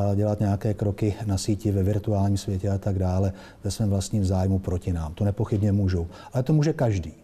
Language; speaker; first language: Czech; native; Czech